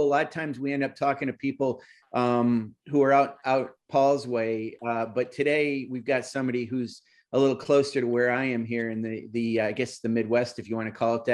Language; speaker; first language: English; native; English